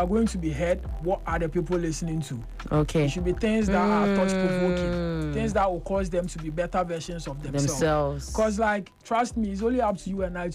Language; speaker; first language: English; non-native, local second language; Akan